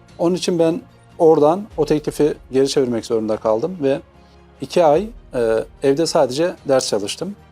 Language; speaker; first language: Turkish; native; Turkish